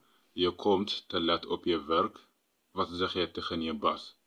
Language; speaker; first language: Dutch; non-native, fluent; Tigrinya